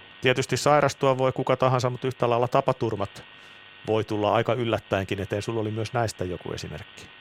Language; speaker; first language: Finnish; native; Finnish